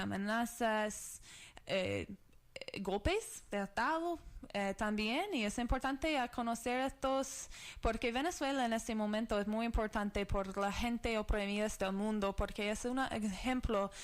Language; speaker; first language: Spanish; non-native, learner; English